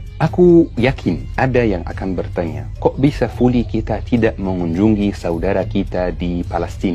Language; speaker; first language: Indonesian; non-native, fluent; Arabic